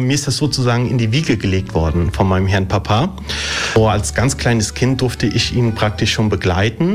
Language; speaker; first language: German; early bilingual, other home language; Italian